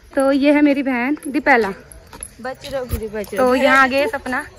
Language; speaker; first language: Hindi; native; Hindi